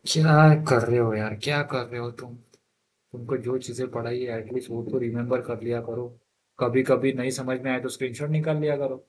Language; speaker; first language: Hindi; non-native, local second language; Marathi